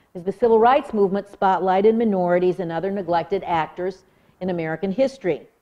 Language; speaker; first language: English; native; English